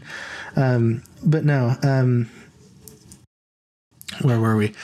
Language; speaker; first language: English; native; English